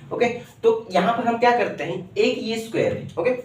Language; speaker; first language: Hindi; non-native, local second language; Marathi